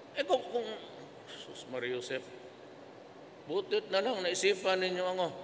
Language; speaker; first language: Filipino; native; Filipino